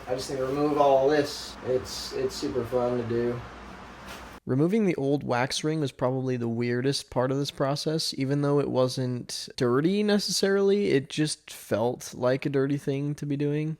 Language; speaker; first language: English; native; English